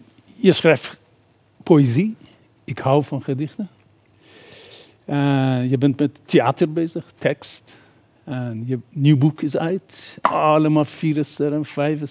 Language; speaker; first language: Dutch; non-native, fluent; Persian